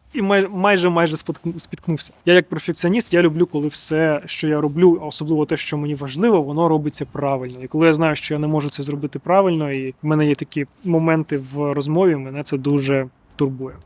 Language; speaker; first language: Ukrainian; non-native, local second language; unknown